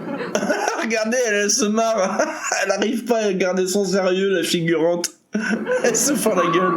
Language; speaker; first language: French; native; French